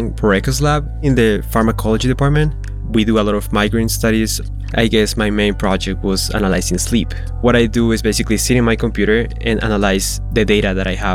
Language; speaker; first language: English; non-native, fluent; Spanish